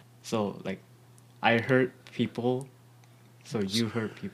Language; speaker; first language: English; non-native, fluent; Korean